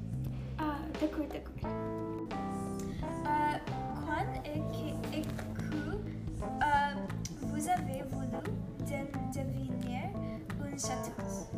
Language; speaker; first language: French; non-native, learner; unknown